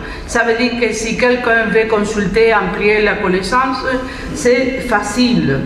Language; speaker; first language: French; non-native, fluent; Spanish